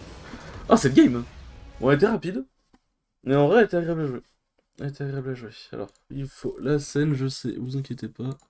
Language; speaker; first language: French; native; French